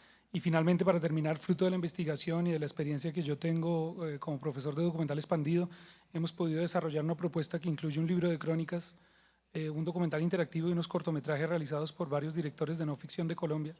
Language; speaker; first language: Spanish; native; Spanish